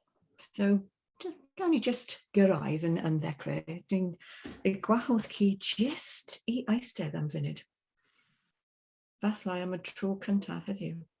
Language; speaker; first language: Welsh; non-native, learner; English